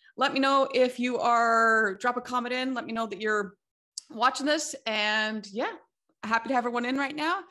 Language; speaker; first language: English; native; English